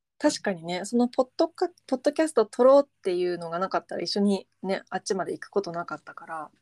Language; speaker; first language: Japanese; native; Japanese